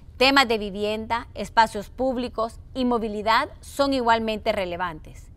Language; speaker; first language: Spanish; native; Spanish